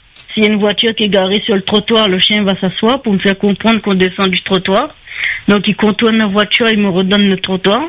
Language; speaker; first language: French; native; French